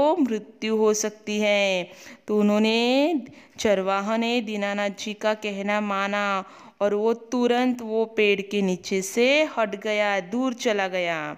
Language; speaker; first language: Hindi; non-native, local second language; Marathi